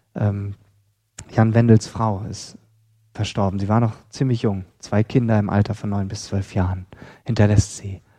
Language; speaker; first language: German; native; German